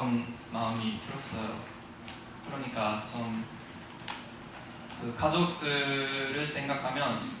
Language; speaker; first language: Korean; non-native, fluent; English